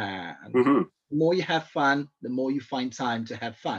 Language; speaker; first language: English; non-native, fluent; Italian